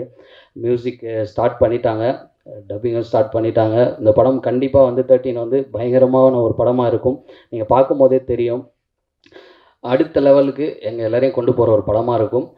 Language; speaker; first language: Tamil; native; Tamil